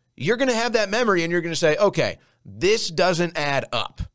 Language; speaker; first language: English; native; English